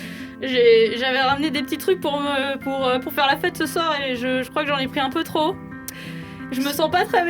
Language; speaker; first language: French; native; French